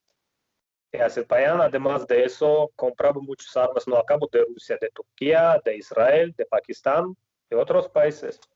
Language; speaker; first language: Spanish; non-native, fluent; Russian